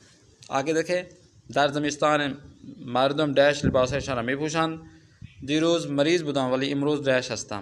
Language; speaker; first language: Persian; non-native, fluent; Urdu